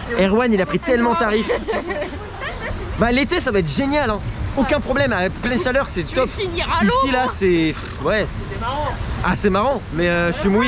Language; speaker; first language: French; native; French